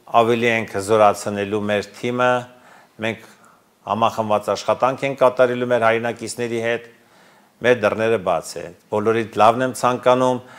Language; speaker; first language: Armenian; native; Armenian